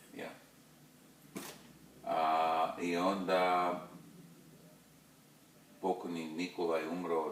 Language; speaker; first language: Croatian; early bilingual, heritage; Croatian